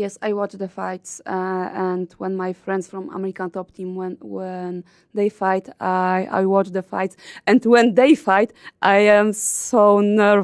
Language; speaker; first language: English; non-native, learner; Polish